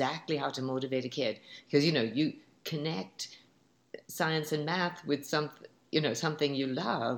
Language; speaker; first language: English; native; English